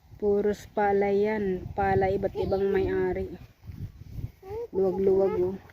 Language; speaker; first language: Filipino; non-native, local second language; Iloko